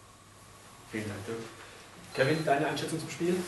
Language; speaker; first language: German; native; German